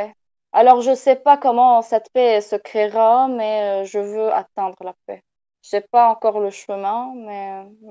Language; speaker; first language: French; non-native, local second language; Arabic